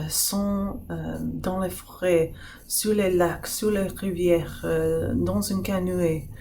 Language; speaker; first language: French; non-native, fluent; English